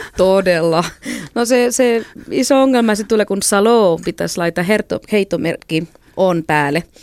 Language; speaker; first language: Finnish; non-native, fluent; Catalan